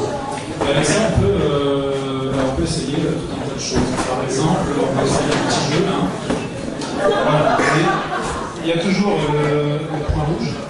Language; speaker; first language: French; native; French